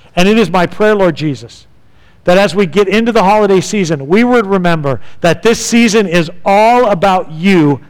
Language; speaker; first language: English; native; English